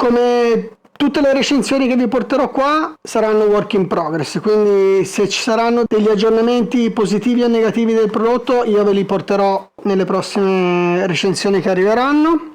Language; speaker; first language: Italian; native; Italian